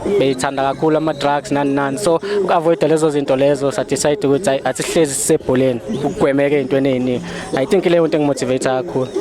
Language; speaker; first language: Zulu; native; Zulu